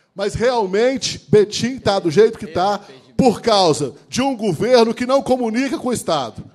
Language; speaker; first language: Portuguese; native; Portuguese